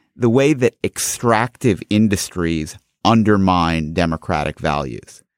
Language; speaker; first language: English; native; English